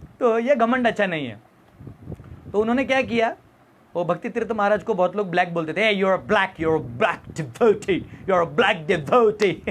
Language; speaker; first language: Hindi; non-native, local second language; Marathi